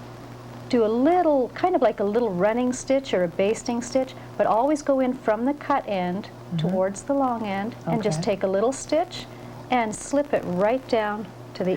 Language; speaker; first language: English; native; English